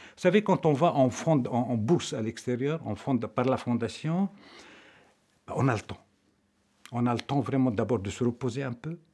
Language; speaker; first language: French; non-native, local second language; Arabic